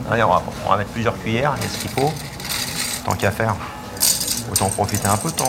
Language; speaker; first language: French; native; French